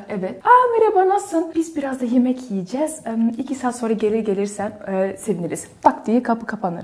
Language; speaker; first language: Turkish; early bilingual, heritage; Dutch